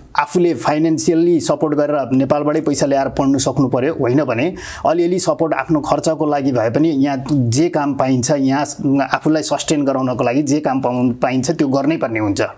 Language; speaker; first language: Nepali; native; Nepali